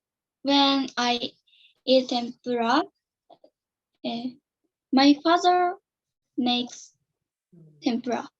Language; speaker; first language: English; non-native, learner; Japanese